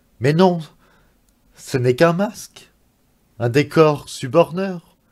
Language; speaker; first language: French; native; French